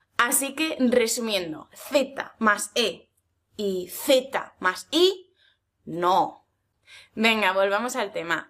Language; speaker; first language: Spanish; native; Spanish